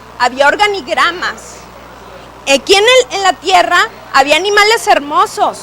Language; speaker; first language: Spanish; native; Spanish